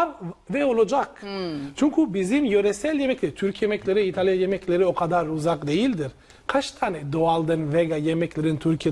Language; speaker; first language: Turkish; non-native, learner; Italian